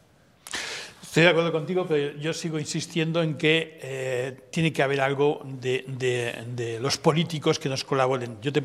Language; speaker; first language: Spanish; native; Spanish